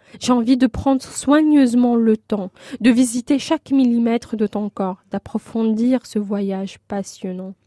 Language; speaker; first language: French; non-native, local second language; Arabic